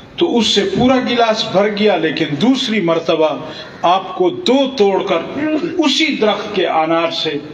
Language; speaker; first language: Urdu; non-native, local second language; Pashto